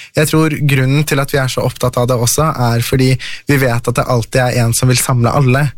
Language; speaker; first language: Norwegian; early bilingual, other home language; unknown